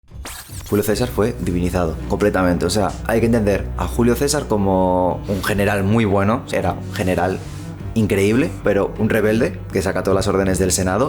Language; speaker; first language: Spanish; native; Spanish